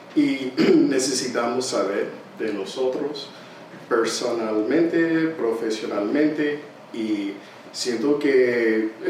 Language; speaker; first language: Spanish; early bilingual, heritage; English